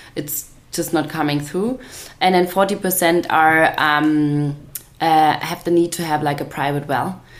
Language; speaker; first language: English; non-native, fluent; German